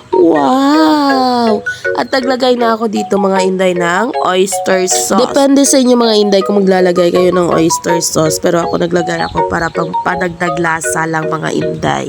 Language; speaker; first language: Filipino; non-native, local second language; Cebuano